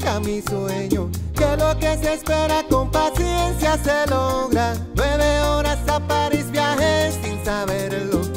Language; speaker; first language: Spanish; non-native, learner; English